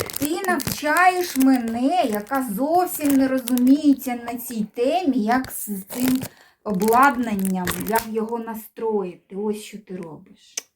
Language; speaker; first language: Ukrainian; non-native, local second language; Russian